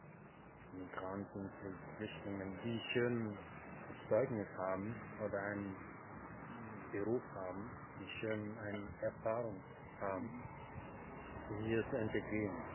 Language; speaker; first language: German; non-native, fluent; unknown